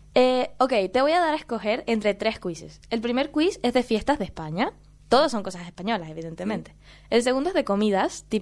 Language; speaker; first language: Spanish; native; Spanish